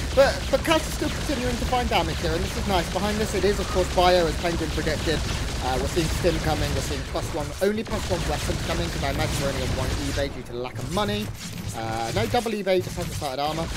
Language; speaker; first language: English; native; English